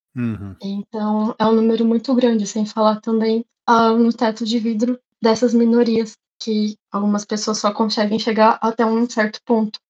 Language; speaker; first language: Portuguese; native; Portuguese